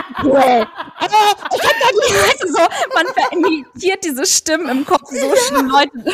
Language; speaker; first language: German; native; German